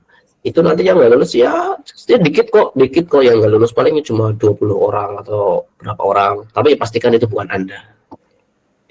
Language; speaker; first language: Indonesian; native; Indonesian